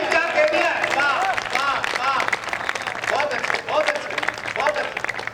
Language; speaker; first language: Hindi; native; Hindi